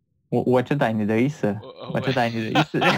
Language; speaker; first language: Chinese; non-native, learner; French